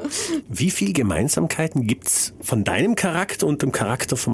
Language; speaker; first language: German; native; German